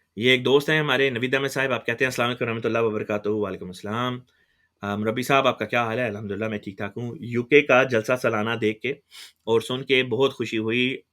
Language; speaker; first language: Urdu; native; Urdu